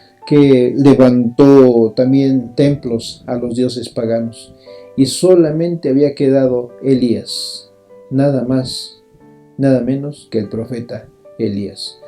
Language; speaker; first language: Spanish; native; Spanish